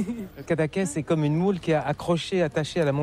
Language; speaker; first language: French; native; French